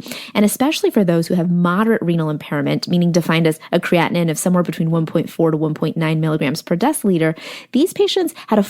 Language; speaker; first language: English; native; English